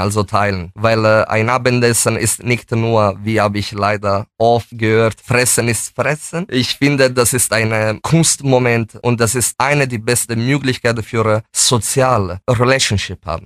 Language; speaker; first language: German; non-native, fluent; Italian